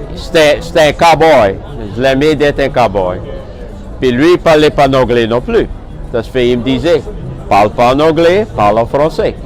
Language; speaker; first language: French; native; French